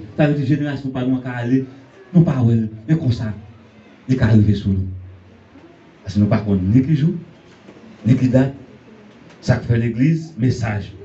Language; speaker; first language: French; non-native, learner; Haitian Creole